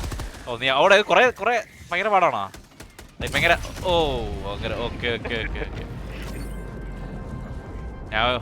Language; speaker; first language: Malayalam; native; Malayalam